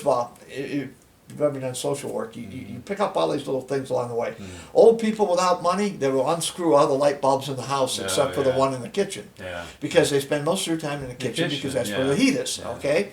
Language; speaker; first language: English; native; English